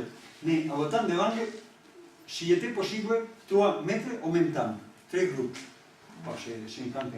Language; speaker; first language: French; non-native, learner; Catalan